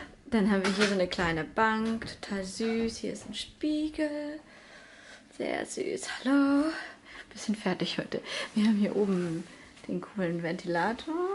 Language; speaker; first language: German; native; German